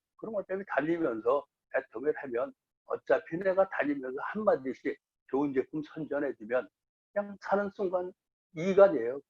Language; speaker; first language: Korean; native; Korean